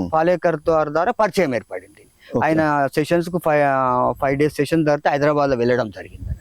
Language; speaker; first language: Telugu; native; Telugu